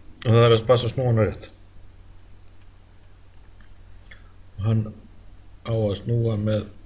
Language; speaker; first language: Icelandic; native; Icelandic